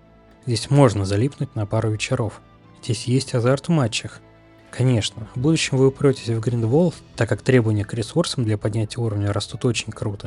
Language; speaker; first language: Russian; native; Russian